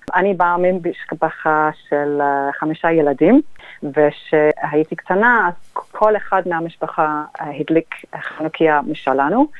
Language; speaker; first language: Hebrew; non-native, fluent; English